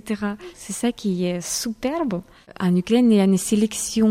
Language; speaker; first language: French; non-native, fluent; Ukrainian